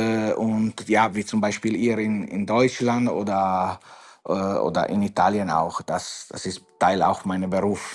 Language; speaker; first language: German; non-native, fluent; Italian